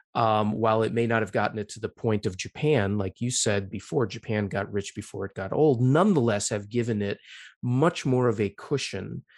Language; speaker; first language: English; native; English